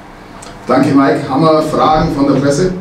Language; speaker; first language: German; native; German